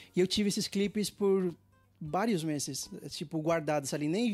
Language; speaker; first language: Portuguese; non-native, fluent; Spanish